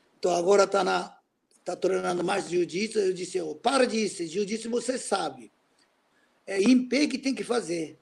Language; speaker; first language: Portuguese; non-native, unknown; Japanese